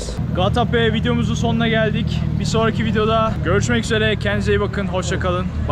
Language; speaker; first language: Turkish; native; Turkish